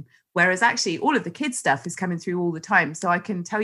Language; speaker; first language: English; native; English